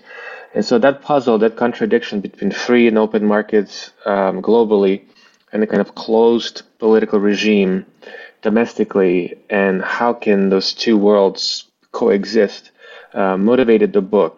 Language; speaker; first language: English; non-native, fluent; Russian